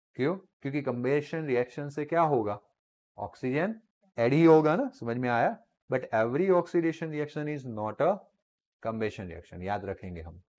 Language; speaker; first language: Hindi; non-native, local second language; Gujarati